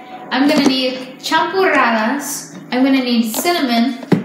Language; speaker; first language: English; early bilingual, other home language; Spanish